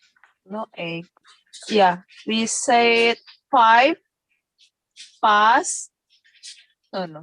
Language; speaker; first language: English; non-native, learner; Indonesian